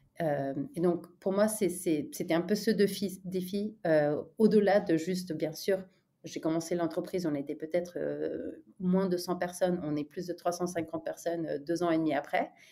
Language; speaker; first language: French; non-native, fluent; Spanish